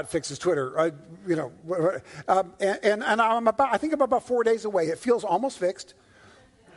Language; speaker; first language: English; native; English